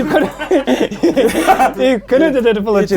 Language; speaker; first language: Russian; non-native, local second language; Kazakh